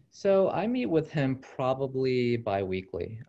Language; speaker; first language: English; native; English